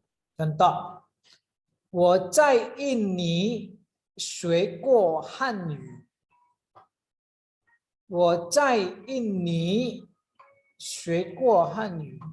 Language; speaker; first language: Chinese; non-native, fluent; Indonesian